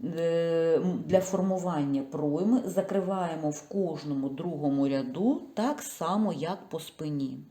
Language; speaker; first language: Ukrainian; non-native, local second language; Russian